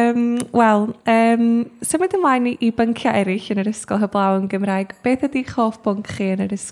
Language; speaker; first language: Welsh; native; Welsh